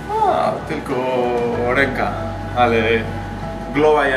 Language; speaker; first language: Polish; non-native, learner; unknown